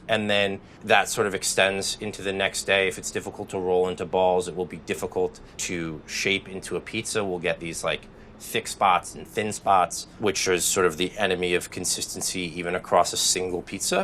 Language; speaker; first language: English; native; English